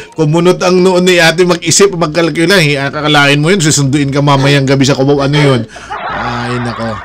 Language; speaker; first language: Filipino; non-native, local second language; Waray